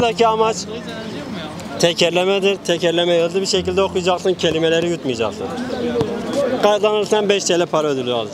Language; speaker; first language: Turkish; native; Turkish